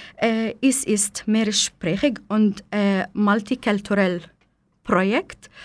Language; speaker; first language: German; non-native, fluent; Arabic